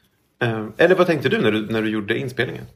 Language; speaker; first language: Swedish; native; Swedish